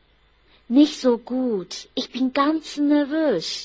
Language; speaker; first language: German; non-native, fluent; Chinese